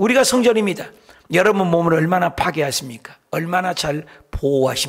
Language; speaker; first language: Korean; native; Korean